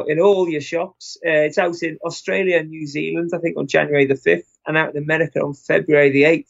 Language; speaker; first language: English; native; English